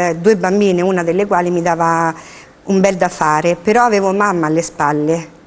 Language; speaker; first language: Italian; native; Italian